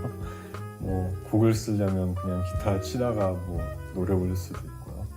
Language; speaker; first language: Korean; early bilingual, heritage; Korean